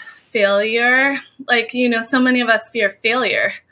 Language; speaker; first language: English; native; English